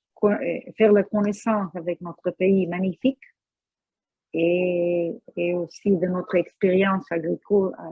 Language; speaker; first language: French; non-native, fluent; Hebrew